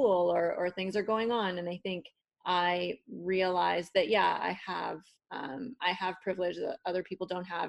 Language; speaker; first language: English; non-native, fluent; Spanish